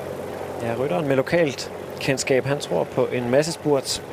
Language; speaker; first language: Danish; native; Danish